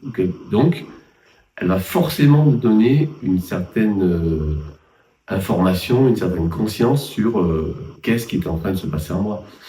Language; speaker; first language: French; native; French